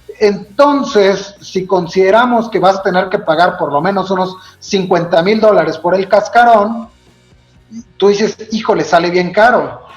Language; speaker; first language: Spanish; native; Spanish